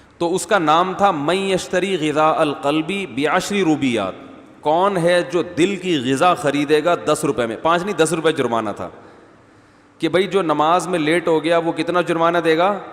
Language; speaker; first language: Urdu; native; Urdu